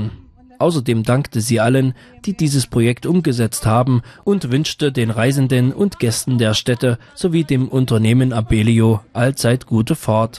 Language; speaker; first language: German; native; German